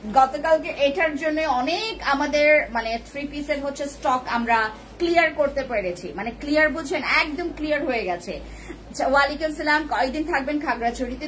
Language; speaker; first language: Bangla; non-native, local second language; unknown